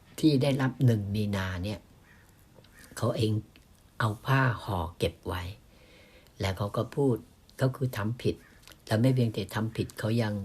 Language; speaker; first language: Thai; native; Thai